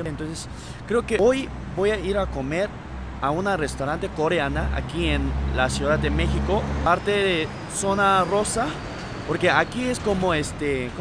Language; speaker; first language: Spanish; non-native, fluent; Korean